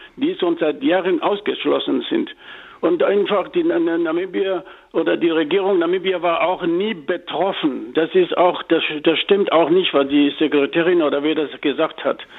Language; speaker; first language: German; non-native, fluent; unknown